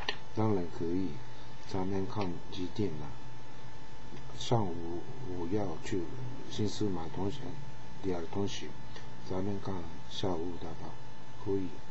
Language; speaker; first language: Chinese; non-native, learner; Japanese